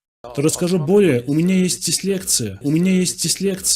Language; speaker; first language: Russian; non-native, fluent; Armenian